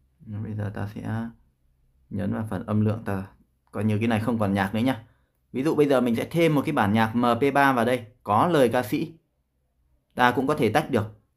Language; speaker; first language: Vietnamese; native; Vietnamese